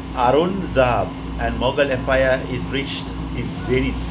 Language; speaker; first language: English; non-native, local second language; Sinhala